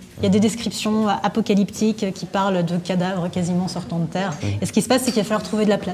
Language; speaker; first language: French; native; French